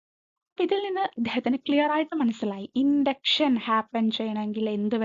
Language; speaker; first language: Malayalam; native; Malayalam